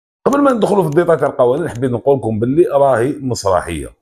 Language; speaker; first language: Arabic; native; Arabic